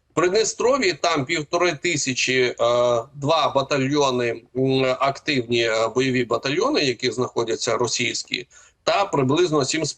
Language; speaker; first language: Ukrainian; native; Ukrainian